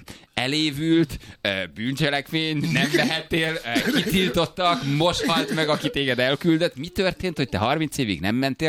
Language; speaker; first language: Hungarian; native; Hungarian